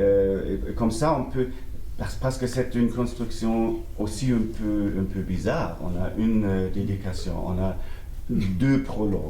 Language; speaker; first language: French; non-native, learner; German